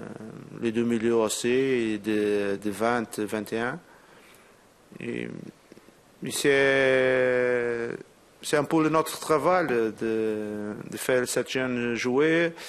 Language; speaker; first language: French; non-native, fluent; Portuguese